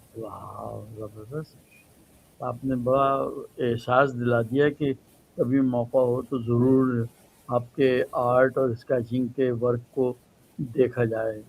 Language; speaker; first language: Urdu; native; Urdu